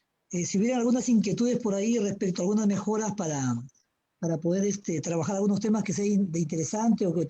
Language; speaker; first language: Spanish; native; Spanish